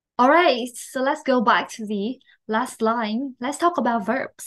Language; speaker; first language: English; non-native, fluent; Vietnamese